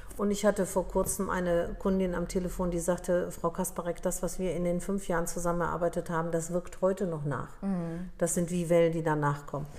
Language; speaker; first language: German; early bilingual, other home language; Polish